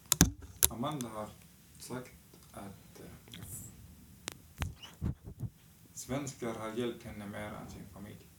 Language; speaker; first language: Swedish; non-native, fluent; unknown